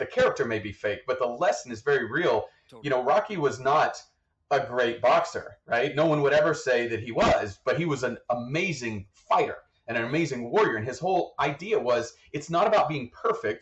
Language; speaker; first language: English; native; English